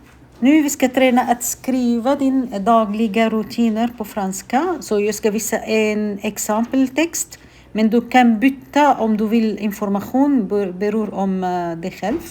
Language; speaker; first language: Swedish; non-native, fluent; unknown